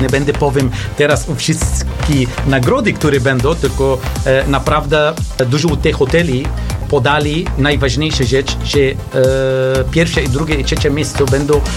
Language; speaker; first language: Polish; non-native, learner; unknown